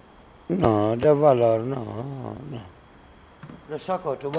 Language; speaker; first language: Spanish; non-native, learner; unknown